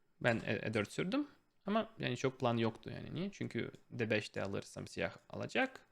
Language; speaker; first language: Turkish; non-native, fluent; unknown